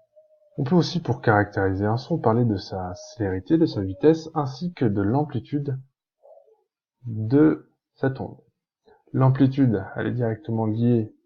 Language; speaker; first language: French; native; French